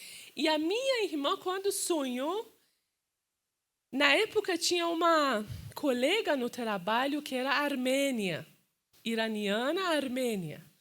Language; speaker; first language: Portuguese; non-native, fluent; Persian